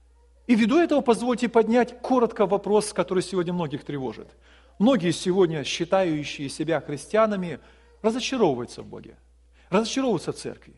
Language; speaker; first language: Russian; native; Russian